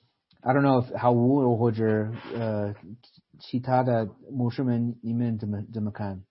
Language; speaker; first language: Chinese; non-native, fluent; English